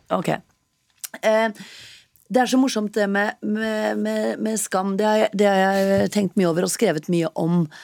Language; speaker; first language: Norwegian; native; Norwegian